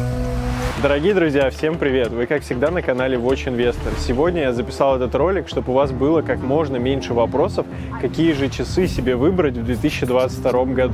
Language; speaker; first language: Russian; native; Russian